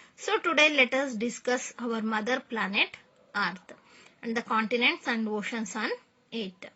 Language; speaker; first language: English; non-native, local second language; Kannada